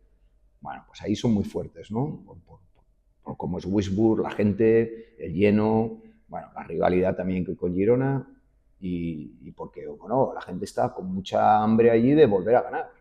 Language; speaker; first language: Spanish; native; Spanish